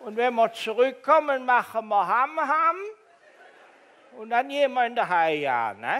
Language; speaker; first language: German; native; German